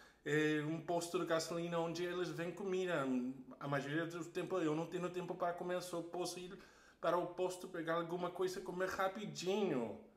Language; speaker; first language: Portuguese; non-native, learner; English